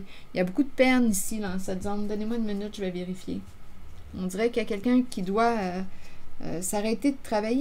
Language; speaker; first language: French; native; French